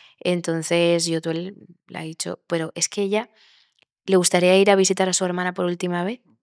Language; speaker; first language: Spanish; native; Spanish